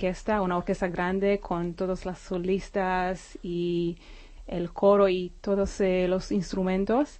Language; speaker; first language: Spanish; non-native, fluent; Hebrew